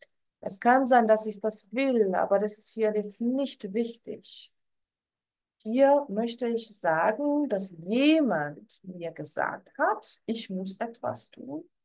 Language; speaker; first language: German; non-native, fluent; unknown